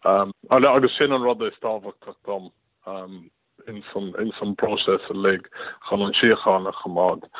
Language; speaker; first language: Irish; non-native, learner; English